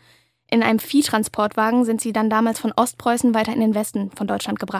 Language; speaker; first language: German; native; German